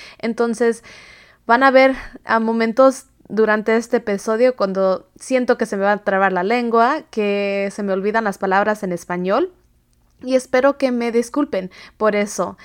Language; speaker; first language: Spanish; early bilingual, heritage; Spanish